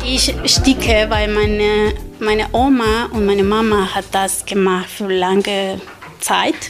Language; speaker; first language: German; non-native, learner; Spanish